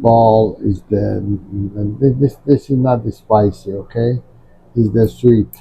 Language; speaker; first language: English; non-native, learner; Persian